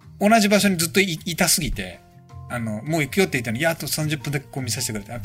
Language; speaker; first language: Japanese; native; Japanese